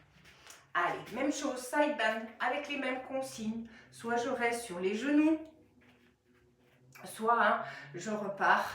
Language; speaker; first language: French; native; French